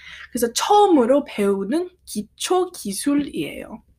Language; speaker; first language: Korean; early bilingual, heritage; Korean